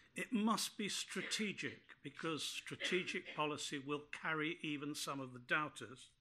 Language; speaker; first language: English; native; English